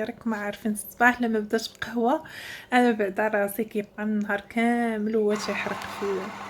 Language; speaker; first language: Arabic; native; Arabic